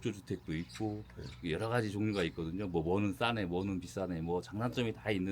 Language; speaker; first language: Korean; native; Korean